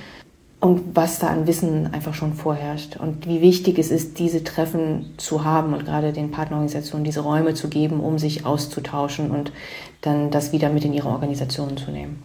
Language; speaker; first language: German; native; German